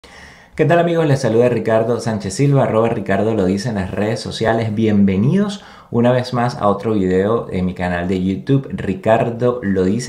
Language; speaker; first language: Spanish; native; Spanish